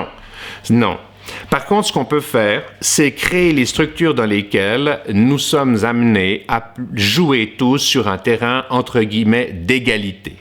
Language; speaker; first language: French; native; French